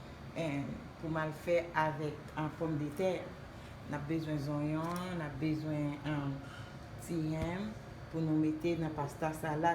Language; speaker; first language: French; non-native, local second language; Haitian Creole